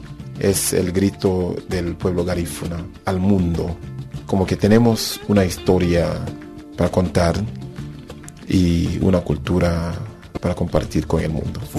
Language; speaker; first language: Spanish; non-native, fluent; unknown